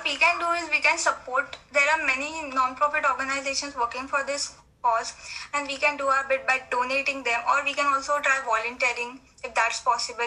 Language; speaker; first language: English; non-native, local second language; Hindi